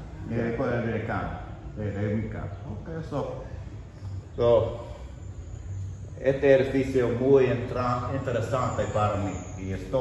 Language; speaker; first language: Spanish; non-native, learner; English